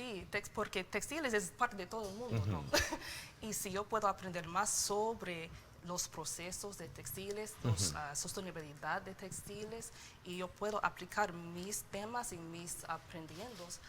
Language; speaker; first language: Spanish; non-native, learner; English